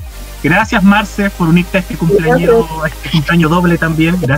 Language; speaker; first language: Spanish; native; Spanish